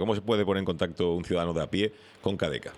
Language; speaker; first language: Spanish; native; Spanish